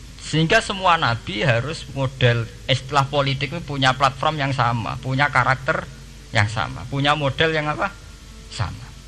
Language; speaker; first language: Indonesian; non-native, local second language; Javanese